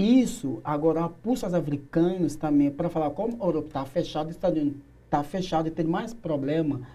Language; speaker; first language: Portuguese; non-native, learner; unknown